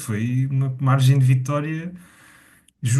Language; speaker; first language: Portuguese; native; Portuguese